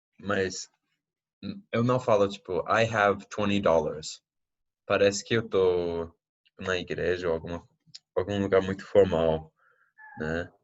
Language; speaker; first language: Portuguese; non-native, fluent; English